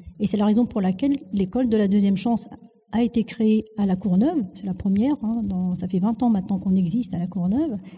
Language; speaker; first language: French; early bilingual, other home language; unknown